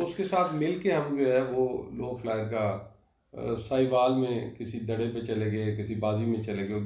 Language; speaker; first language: Urdu; non-native, local second language; Punjabi